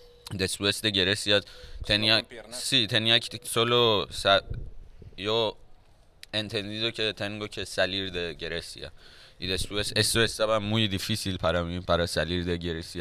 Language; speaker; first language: Spanish; non-native, learner; Persian